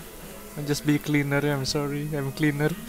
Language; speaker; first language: English; non-native, learner; Indonesian